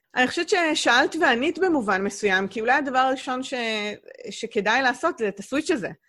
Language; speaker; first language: Hebrew; native; Hebrew